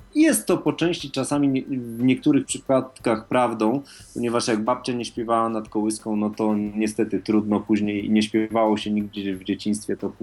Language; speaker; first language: Polish; native; Polish